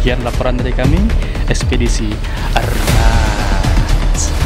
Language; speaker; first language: Indonesian; native; Indonesian